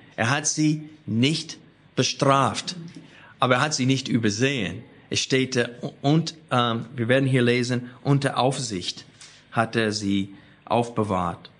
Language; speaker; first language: German; non-native, fluent; English